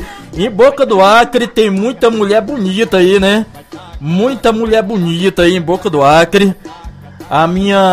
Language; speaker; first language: Portuguese; native; Portuguese